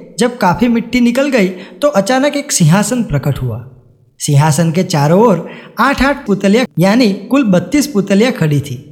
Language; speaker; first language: Hindi; non-native, local second language; Gujarati